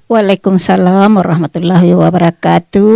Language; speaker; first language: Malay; non-native, local second language; Minangkabau